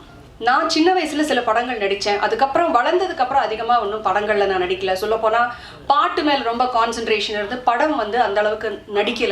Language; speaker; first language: Tamil; native; Tamil